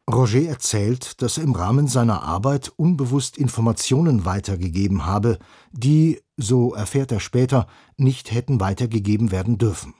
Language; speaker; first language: German; native; German